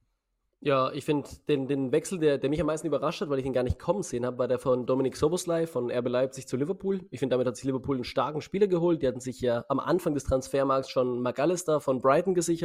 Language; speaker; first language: German; native; German